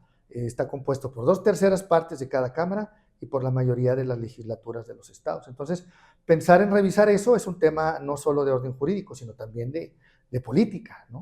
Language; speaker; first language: Spanish; native; Spanish